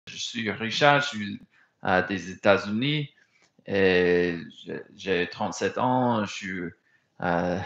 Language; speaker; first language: French; non-native, fluent; English